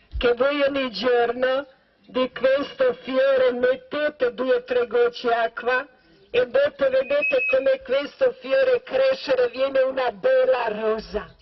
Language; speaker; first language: Italian; non-native, learner; Croatian